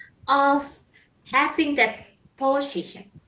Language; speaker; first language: English; non-native, learner; Indonesian